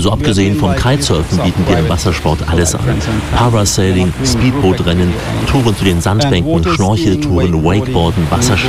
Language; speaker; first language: German; native; German